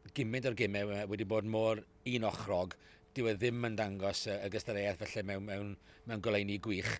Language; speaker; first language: Welsh; native; Welsh